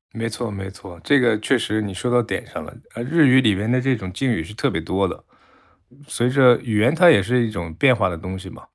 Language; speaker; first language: Chinese; non-native, fluent; Japanese